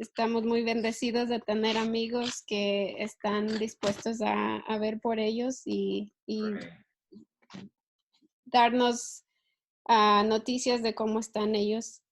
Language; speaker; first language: Spanish; early bilingual, heritage; Spanish